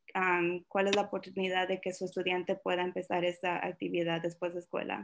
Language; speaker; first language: Spanish; early bilingual, other home language; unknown